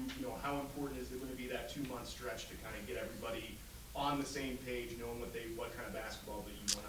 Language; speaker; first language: English; native; English